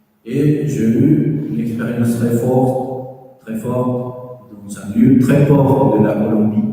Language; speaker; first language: French; non-native, fluent; Spanish